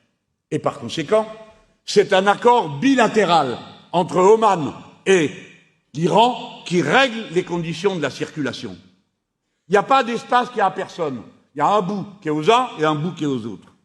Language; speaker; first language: French; native; French